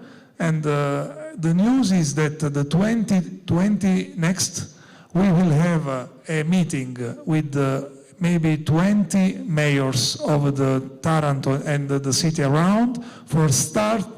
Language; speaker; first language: English; non-native, learner; Italian